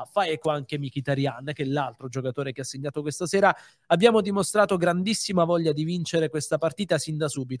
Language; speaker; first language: Italian; native; Italian